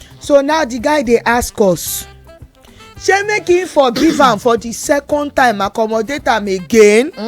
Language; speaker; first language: Nigerian Pidgin; native; Nigerian Pidgin